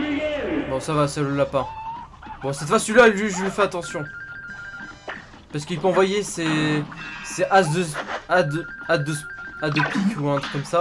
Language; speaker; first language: French; native; French